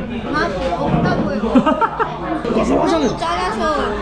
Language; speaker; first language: Korean; non-native, fluent; Armenian